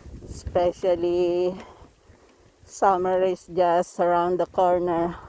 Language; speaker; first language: English; non-native, local second language; Filipino